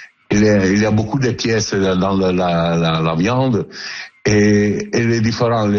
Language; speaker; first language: French; non-native, learner; Italian